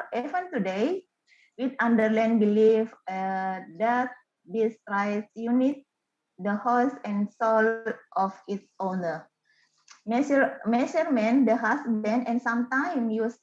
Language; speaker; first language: English; non-native, learner; Indonesian